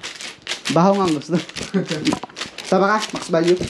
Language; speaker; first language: Filipino; native; Filipino